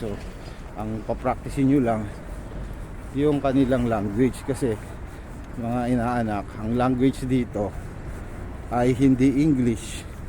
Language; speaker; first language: Filipino; native; Filipino